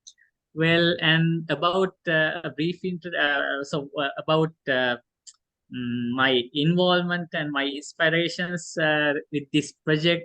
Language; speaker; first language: English; non-native, local second language; Sinhala